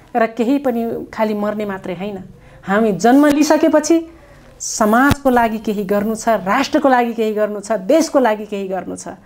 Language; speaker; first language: Nepali; non-native, local second language; Dangaura Tharu